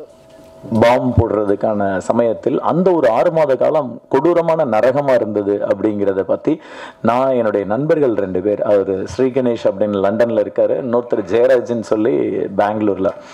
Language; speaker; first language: Tamil; native; Tamil